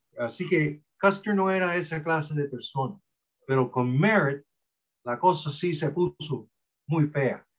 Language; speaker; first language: Spanish; early bilingual, heritage; Spanish